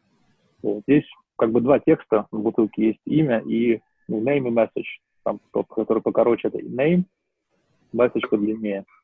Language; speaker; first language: Russian; native; Russian